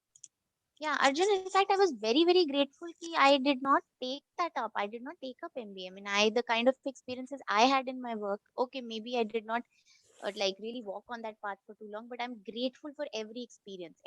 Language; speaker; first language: English; non-native, local second language; Hindi